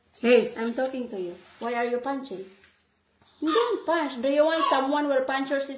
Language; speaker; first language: English; non-native, local second language; Filipino